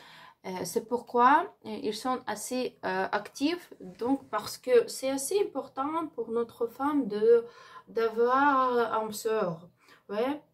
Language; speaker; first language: French; non-native, learner; Ukrainian